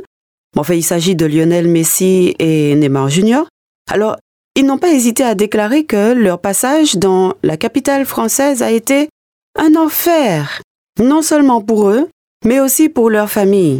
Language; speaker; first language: French; native; French